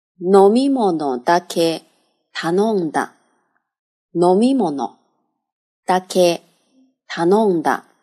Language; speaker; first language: Japanese; non-native, fluent; Chinese